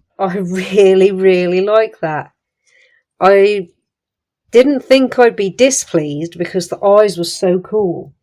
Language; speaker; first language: English; native; English